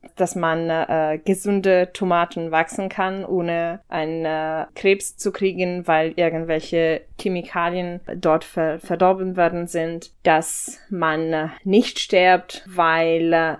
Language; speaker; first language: German; non-native, fluent; Italian